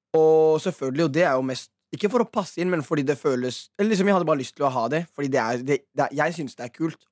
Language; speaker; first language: Norwegian; early bilingual, other home language; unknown